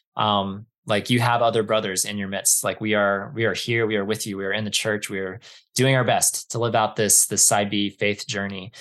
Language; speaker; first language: English; native; English